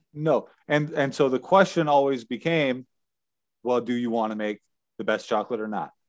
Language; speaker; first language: English; native; English